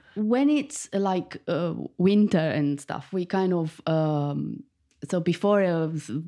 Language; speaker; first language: English; non-native, fluent; Romanian